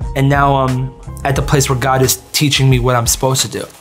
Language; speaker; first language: English; native; English